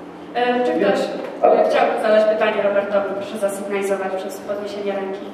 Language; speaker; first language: Polish; native; Polish